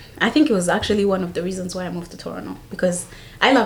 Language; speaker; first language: English; non-native, local second language; Kinyarwanda